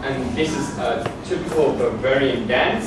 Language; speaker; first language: English; non-native, fluent; German